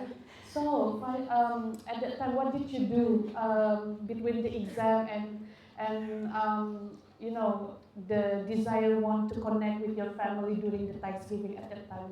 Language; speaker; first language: English; non-native, fluent; Indonesian